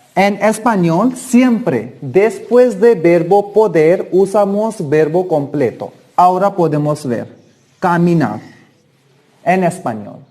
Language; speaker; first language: Spanish; non-native, learner; Hindi